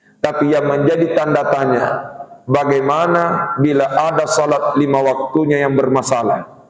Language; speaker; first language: Malay; non-native, local second language; Buginese